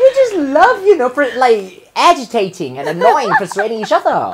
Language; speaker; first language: English; non-native, fluent; Thai